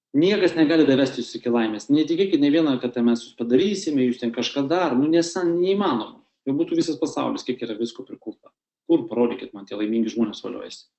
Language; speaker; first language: Lithuanian; non-native, local second language; Russian